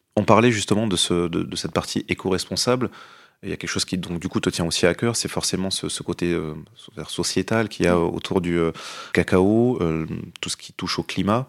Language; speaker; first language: French; native; French